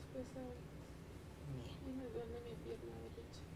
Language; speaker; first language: Spanish; native; Spanish